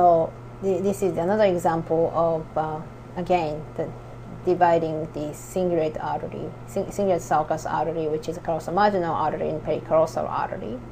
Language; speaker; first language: English; non-native, fluent; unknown